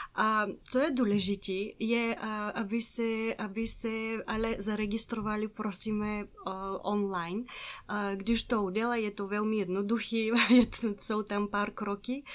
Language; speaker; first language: Czech; non-native, fluent; Bulgarian